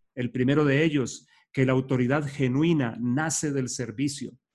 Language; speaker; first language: Spanish; native; Spanish